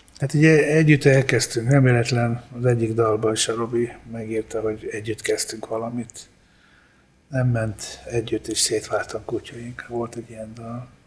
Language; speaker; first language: Hungarian; early bilingual, other home language; Italian